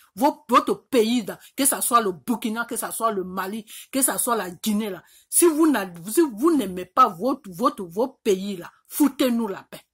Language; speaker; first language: French; native; French